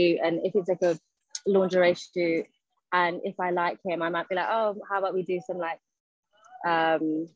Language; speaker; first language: English; native; English